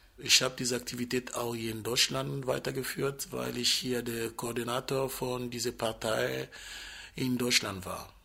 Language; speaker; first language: German; non-native, fluent; Portuguese